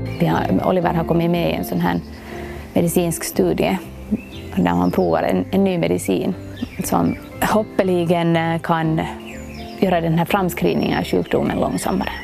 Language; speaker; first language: Swedish; native; Swedish